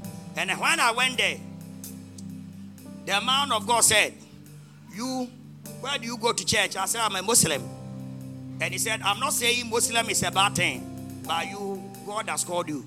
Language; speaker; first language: English; non-native, local second language; Akan